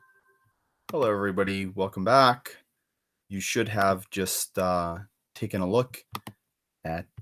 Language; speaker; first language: English; native; English